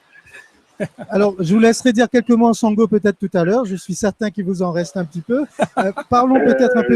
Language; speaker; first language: French; native; French